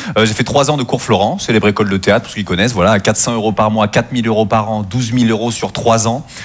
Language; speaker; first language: French; native; French